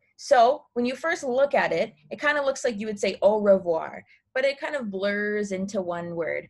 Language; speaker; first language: English; native; English